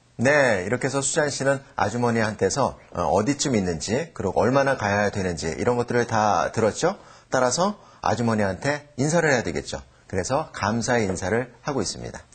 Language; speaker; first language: Korean; native; Korean